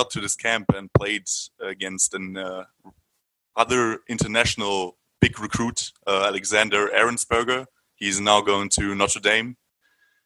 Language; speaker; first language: English; non-native, fluent; German